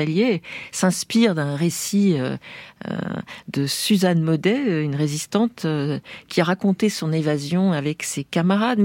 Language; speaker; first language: French; native; French